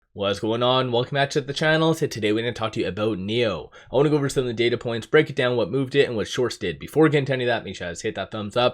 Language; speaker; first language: English; native; English